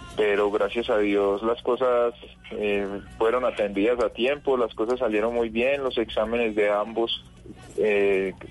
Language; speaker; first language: Spanish; native; Spanish